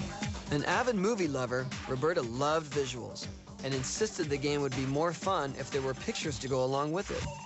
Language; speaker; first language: English; native; English